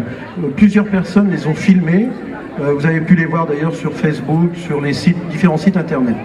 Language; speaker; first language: French; native; French